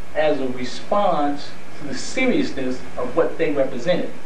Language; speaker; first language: English; native; English